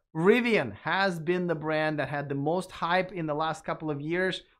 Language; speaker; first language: English; non-native, fluent; Russian